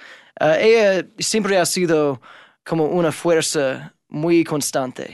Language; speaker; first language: Spanish; non-native, fluent; English